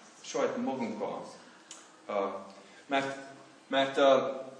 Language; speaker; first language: Hungarian; non-native, learner; English